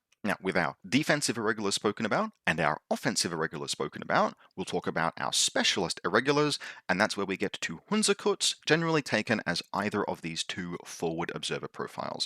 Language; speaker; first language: English; native; English